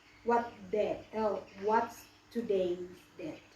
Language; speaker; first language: English; non-native, learner; Indonesian